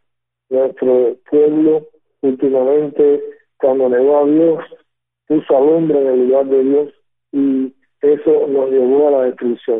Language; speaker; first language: Spanish; native; Spanish